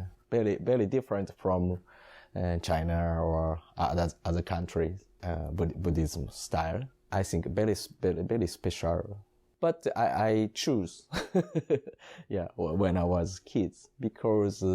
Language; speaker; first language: English; non-native, learner; Japanese